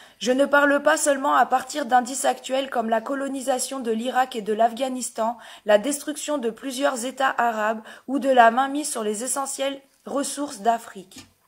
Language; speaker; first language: French; native; French